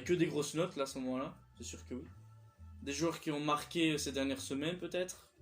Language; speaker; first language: French; native; French